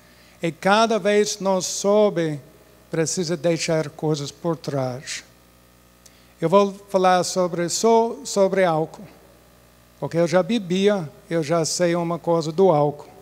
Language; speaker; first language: Portuguese; non-native, fluent; English